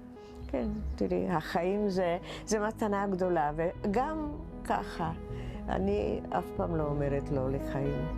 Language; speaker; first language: Hebrew; non-native, fluent; Czech